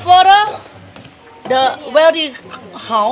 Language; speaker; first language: English; non-native, learner; Thai